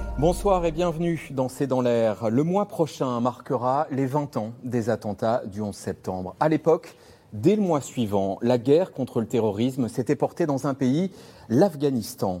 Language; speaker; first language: French; native; French